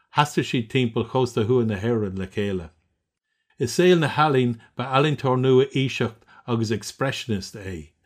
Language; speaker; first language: Irish; non-native, local second language; English